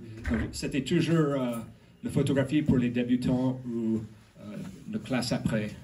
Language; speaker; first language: French; non-native, learner; English